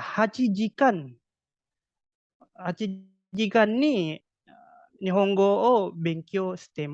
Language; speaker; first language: Japanese; non-native, learner; Indonesian